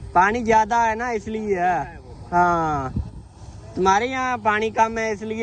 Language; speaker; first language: Hindi; non-native, local second language; Punjabi